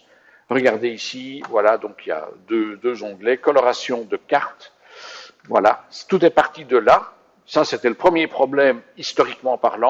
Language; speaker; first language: French; native; French